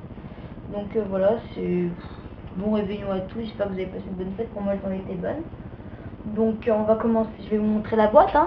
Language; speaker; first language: French; native; French